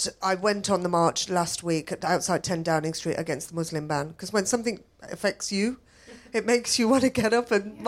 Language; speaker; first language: English; native; English